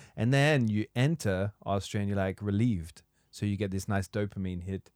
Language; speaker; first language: English; native; English